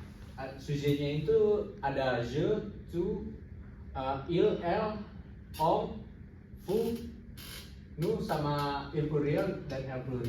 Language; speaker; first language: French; non-native, learner; Indonesian